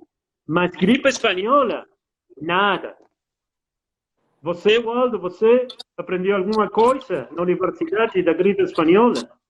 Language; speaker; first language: Portuguese; non-native, fluent; Spanish